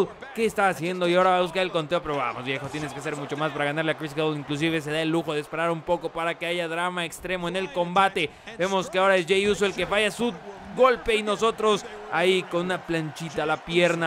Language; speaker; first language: Spanish; native; Spanish